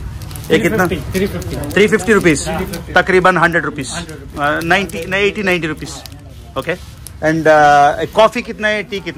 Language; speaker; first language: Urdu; non-native, local second language; Telugu